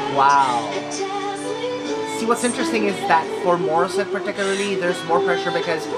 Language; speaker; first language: English; non-native, local second language; Filipino